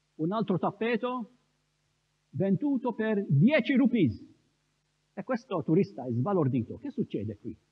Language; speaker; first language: Italian; non-native, fluent; Maltese